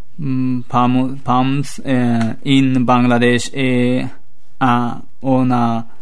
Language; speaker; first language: Italian; non-native, learner; Bangla